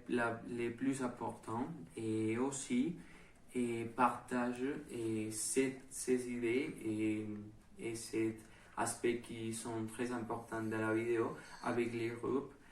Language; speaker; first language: French; non-native, learner; Spanish